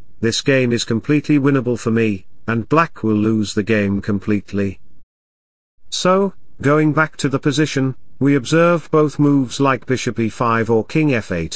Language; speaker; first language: English; non-native, local second language; Hindi